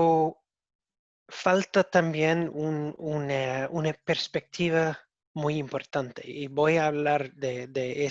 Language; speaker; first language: Spanish; non-native, learner; English